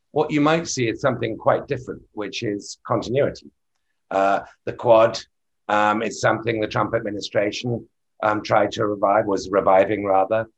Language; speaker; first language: English; native; English